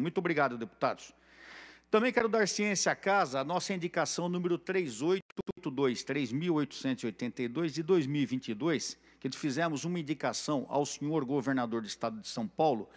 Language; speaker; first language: Portuguese; native; Portuguese